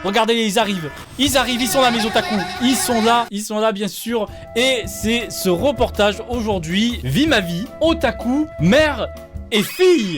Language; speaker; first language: French; native; French